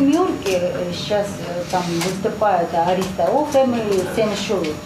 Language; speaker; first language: Russian; non-native, fluent; Japanese